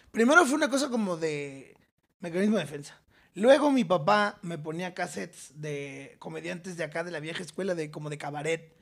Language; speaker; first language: Spanish; native; Spanish